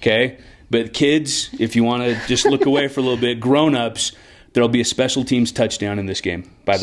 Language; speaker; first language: English; native; English